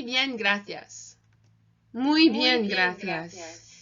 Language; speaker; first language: Spanish; non-native, learner; English